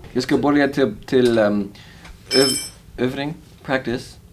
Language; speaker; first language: Swedish; non-native, learner; English